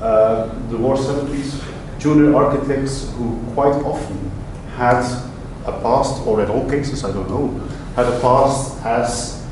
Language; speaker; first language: English; non-native, fluent; Dutch